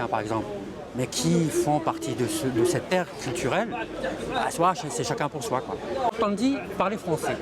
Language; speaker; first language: French; native; French